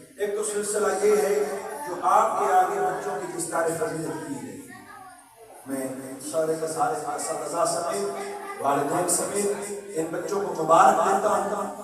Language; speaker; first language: Urdu; non-native, local second language; Sindhi